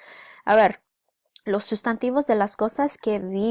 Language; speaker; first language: Spanish; non-native, fluent; English